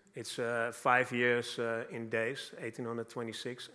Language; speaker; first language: English; non-native, fluent; Dutch